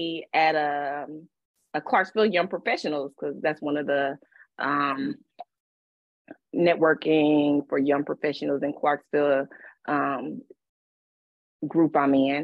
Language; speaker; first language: English; native; English